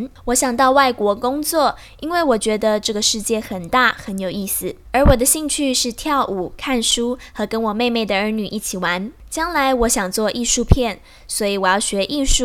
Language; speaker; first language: Chinese; non-native, fluent; Spanish